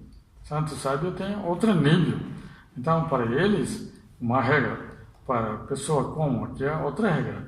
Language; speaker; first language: Portuguese; non-native, fluent; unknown